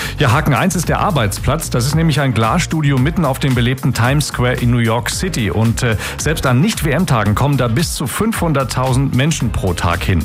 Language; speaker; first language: German; native; German